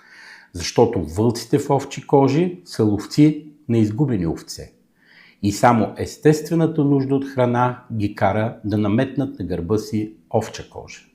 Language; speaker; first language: Bulgarian; native; Bulgarian